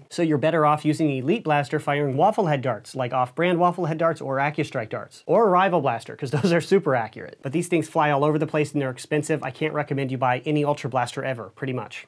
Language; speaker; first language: English; native; English